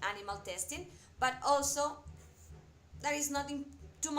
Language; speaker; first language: English; non-native, fluent; Spanish